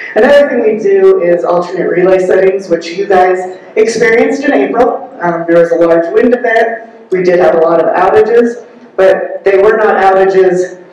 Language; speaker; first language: English; native; English